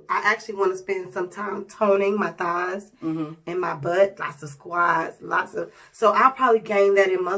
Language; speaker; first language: English; native; English